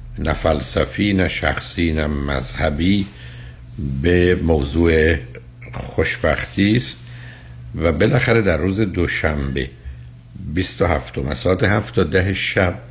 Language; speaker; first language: Persian; native; Persian